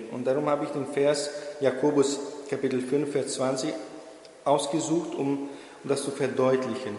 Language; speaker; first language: German; non-native, fluent; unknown